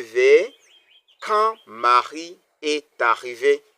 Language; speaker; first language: French; non-native, local second language; Kinyarwanda